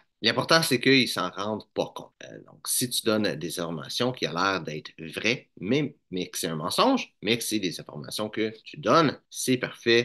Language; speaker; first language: French; native; French